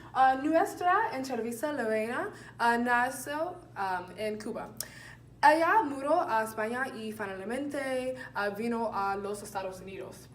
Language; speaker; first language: Spanish; non-native, learner; English